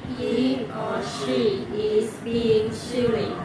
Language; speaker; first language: English; non-native, learner; Vietnamese